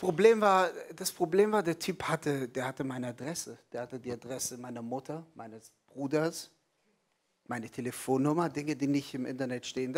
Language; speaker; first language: German; non-native, fluent; Hebrew